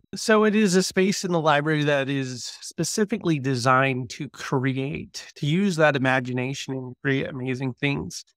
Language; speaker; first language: English; native; English